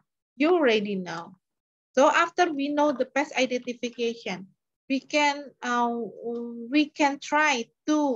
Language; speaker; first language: English; non-native, learner; Indonesian